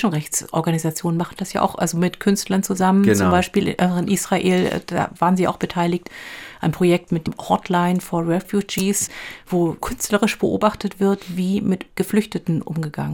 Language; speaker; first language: German; native; German